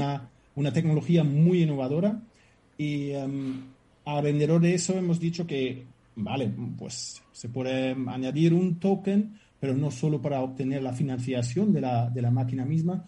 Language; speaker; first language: Spanish; non-native, fluent; German